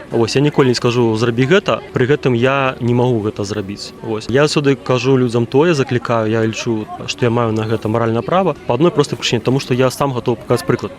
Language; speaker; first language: Belarusian; non-native, local second language; Russian